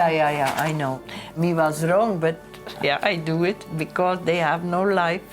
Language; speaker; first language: English; non-native, learner; Dutch